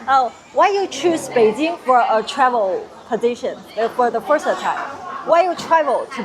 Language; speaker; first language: English; non-native, fluent; Chinese